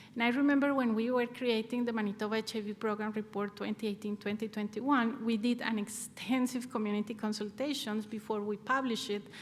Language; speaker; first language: English; non-native, fluent; Spanish